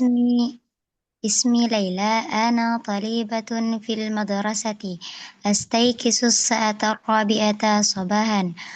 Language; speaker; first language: Arabic; non-native, learner; Indonesian